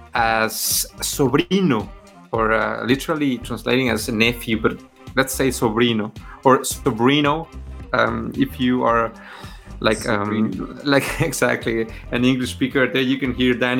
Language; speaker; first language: English; non-native, fluent; Spanish